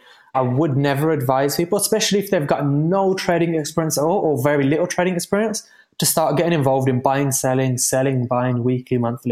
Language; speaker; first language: English; native; English